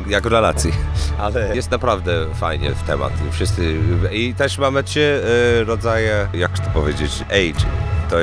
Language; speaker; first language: Polish; non-native, learner; English